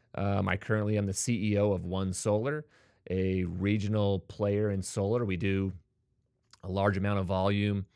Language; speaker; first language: English; native; English